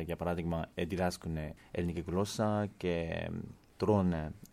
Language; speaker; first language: Greek; non-native, fluent; Japanese